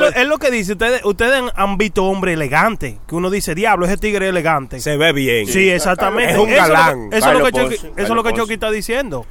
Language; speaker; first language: Spanish; early bilingual, heritage; Spanish